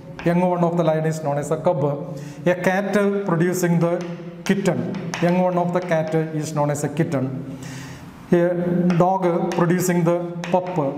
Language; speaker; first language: English; non-native, local second language; Marathi